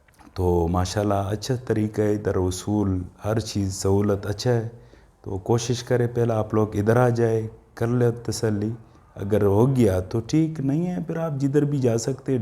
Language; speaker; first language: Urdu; non-native, local second language; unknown